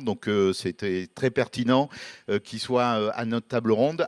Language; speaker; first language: French; native; French